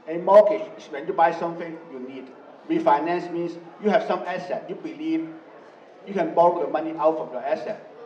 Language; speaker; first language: English; non-native, learner; Chinese